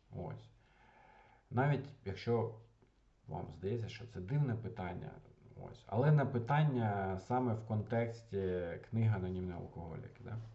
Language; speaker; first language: Ukrainian; non-native, local second language; Russian